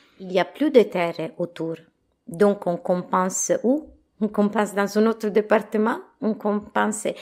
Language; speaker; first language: French; non-native, fluent; Italian